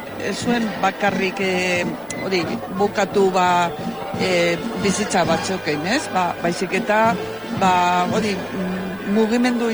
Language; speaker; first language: Basque; native; Basque